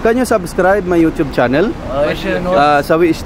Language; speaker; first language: English; non-native, learner; Filipino